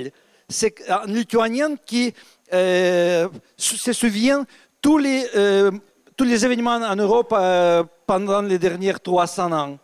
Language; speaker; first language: French; non-native, fluent; Russian